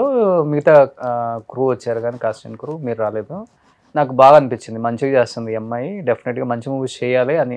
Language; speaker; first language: Telugu; native; Telugu